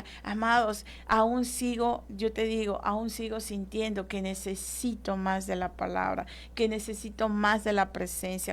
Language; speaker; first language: Spanish; native; Spanish